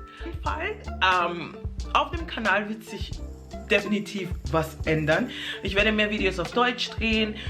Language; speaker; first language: German; early bilingual, other home language; English